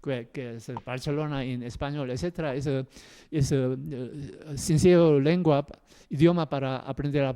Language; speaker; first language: Spanish; non-native, learner; Korean